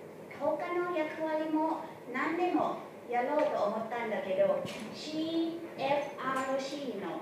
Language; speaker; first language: Japanese; non-native, fluent; Thai